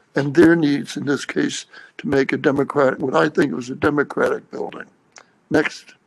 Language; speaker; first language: English; native; English